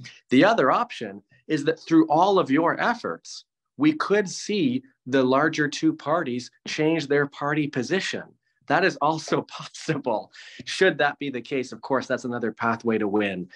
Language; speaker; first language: English; native; English